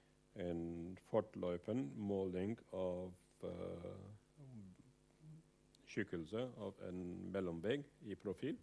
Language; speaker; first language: Norwegian; non-native, fluent; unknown